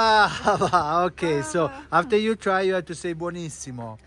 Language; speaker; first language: English; non-native, fluent; Italian